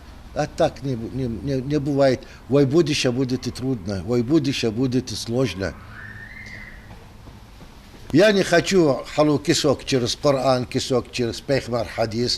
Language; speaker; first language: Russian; non-native, learner; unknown